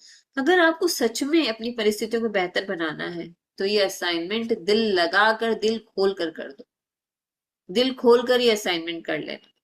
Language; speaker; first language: Hindi; native; Hindi